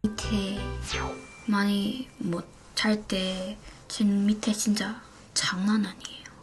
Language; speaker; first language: Korean; non-native, learner; Thai